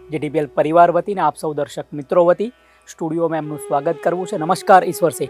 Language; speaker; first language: Gujarati; native; Gujarati